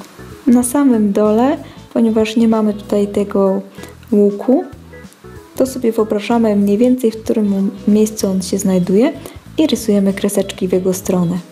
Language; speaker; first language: Polish; native; Polish